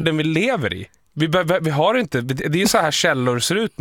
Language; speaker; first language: Swedish; native; Swedish